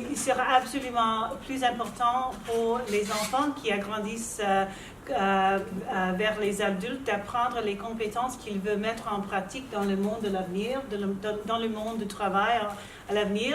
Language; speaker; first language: French; non-native, local second language; English